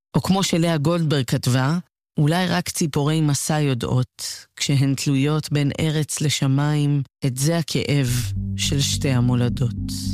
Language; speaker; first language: Hebrew; native; Hebrew